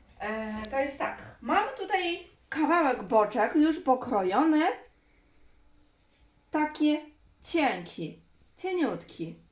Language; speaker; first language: Polish; non-native, learner; Chinese